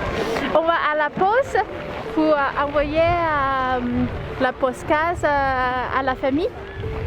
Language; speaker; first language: French; non-native, learner; Thai